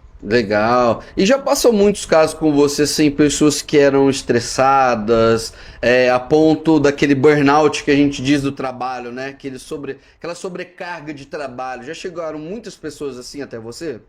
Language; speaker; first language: Portuguese; native; Portuguese